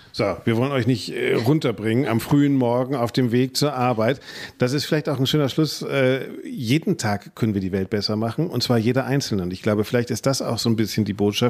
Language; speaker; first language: German; native; German